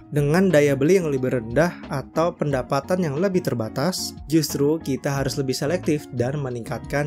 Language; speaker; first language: Indonesian; native; Indonesian